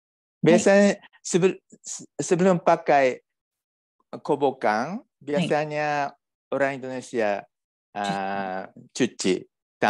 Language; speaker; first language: Indonesian; non-native, learner; Japanese